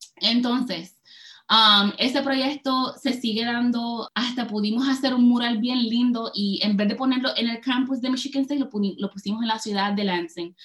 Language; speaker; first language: Spanish; early bilingual, heritage; Spanish